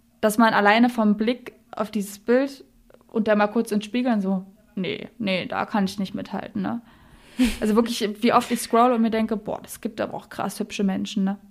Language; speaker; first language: German; native; German